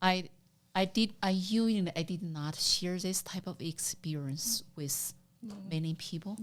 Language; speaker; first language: English; non-native, learner; Chinese